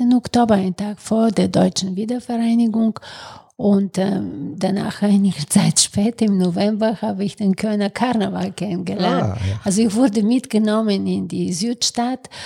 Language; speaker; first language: German; non-native, fluent; Bulgarian